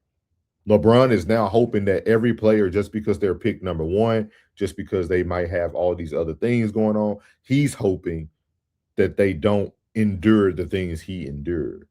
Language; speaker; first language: English; native; English